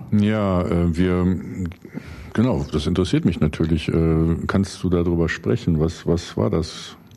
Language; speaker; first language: German; native; German